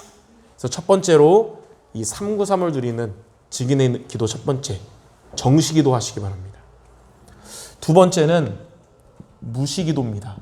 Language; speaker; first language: Korean; native; Korean